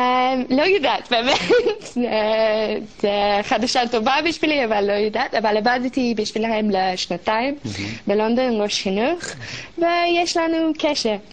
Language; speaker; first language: Hebrew; non-native, learner; English